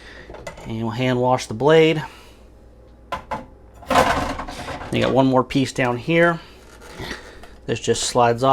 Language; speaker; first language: English; native; English